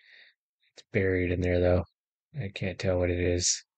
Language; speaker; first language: English; native; English